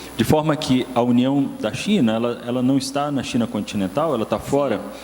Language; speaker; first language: Portuguese; native; Portuguese